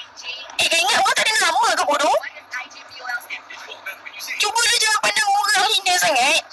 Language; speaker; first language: Malay; native; Malay